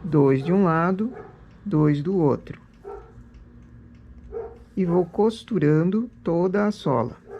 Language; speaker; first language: Portuguese; native; Portuguese